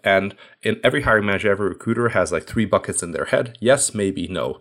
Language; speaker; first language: English; non-native, fluent; Hungarian